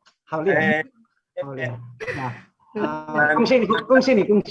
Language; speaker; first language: Chinese; non-native, fluent; Indonesian